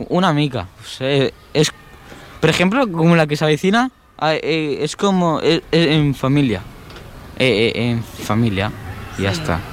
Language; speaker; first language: Catalan; early bilingual, other home language; Polish